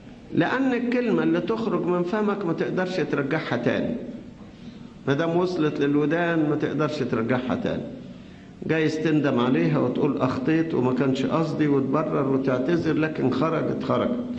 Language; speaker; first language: Arabic; native; Arabic